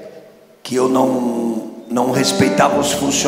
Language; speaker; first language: Italian; non-native, learner; Portuguese